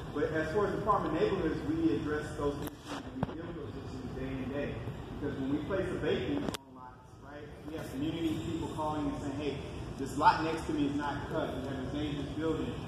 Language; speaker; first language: English; native; English